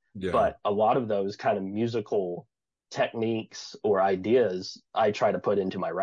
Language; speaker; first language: English; native; English